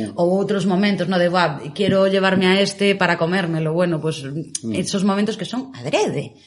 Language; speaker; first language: Spanish; native; Spanish